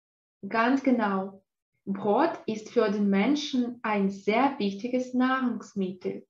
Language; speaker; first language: German; non-native, fluent; Russian